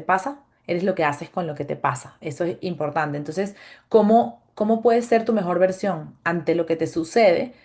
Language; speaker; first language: Spanish; native; Spanish